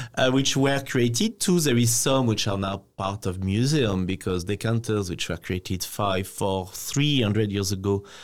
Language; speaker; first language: English; non-native, fluent; French